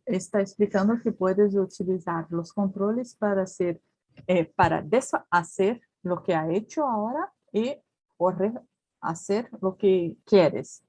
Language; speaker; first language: Spanish; non-native, learner; Portuguese